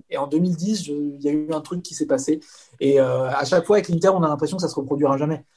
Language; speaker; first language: French; native; French